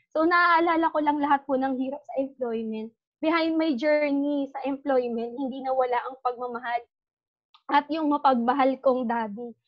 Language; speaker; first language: Filipino; native; Filipino